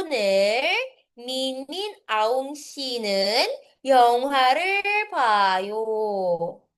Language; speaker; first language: Korean; non-native, fluent; Filipino